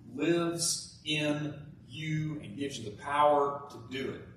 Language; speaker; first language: English; native; English